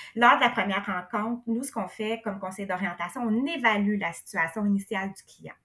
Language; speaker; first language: French; native; French